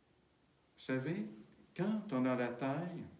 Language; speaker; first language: French; native; French